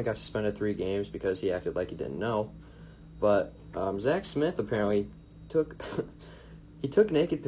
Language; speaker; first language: English; native; English